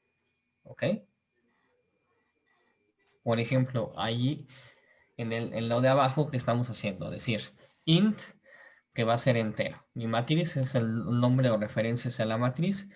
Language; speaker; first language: Spanish; native; Spanish